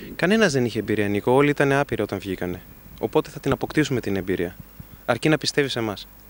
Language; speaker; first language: Greek; early bilingual, heritage; Greek